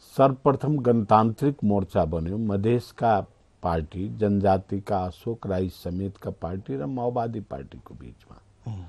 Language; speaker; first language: Nepali; non-native, local second language; Maithili